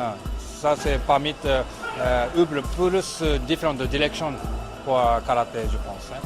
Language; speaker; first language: French; non-native, learner; Japanese